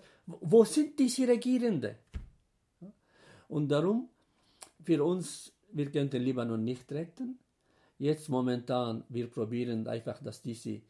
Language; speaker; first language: German; non-native, fluent; Arabic